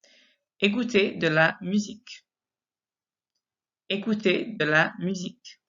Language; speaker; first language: French; non-native, fluent; English